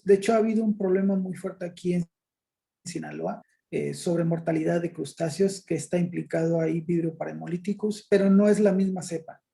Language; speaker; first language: Spanish; native; Spanish